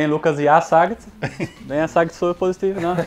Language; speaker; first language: German; non-native, learner; Portuguese